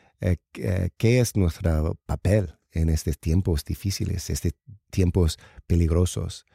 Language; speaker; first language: Spanish; non-native, learner; English